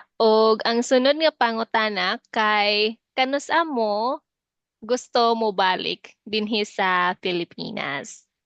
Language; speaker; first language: Cebuano; native; Cebuano